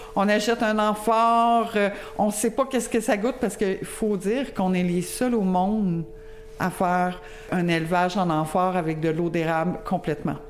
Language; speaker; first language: French; native; French